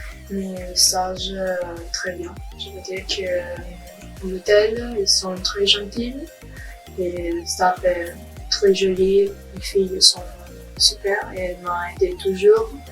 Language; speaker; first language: French; non-native, learner; Italian